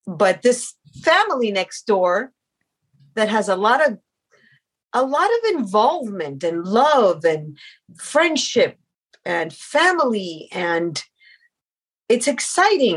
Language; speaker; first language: English; native; English